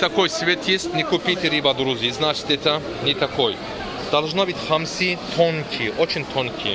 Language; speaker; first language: Russian; non-native, learner; Turkish